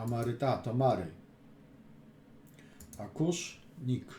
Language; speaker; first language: Polish; native; Polish